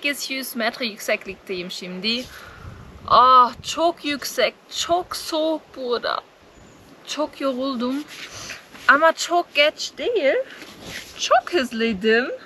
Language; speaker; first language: Turkish; non-native, learner; German